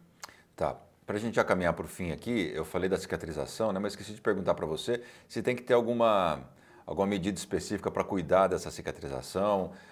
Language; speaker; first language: Portuguese; native; Portuguese